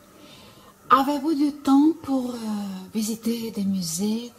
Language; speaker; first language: French; non-native, learner; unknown